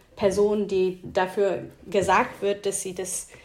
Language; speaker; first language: German; non-native, fluent; English